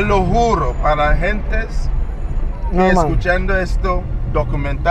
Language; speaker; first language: Spanish; non-native, learner; English